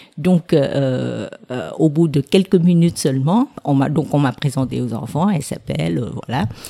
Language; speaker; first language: French; non-native, fluent; Vietnamese